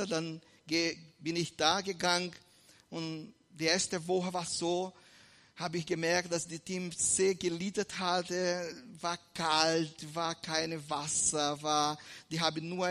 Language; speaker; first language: German; non-native, fluent; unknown